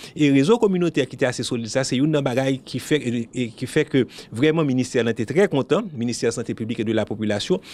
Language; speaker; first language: French; non-native, local second language; Haitian Creole